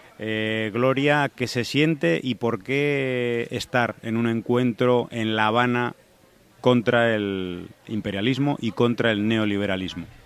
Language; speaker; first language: Spanish; native; Spanish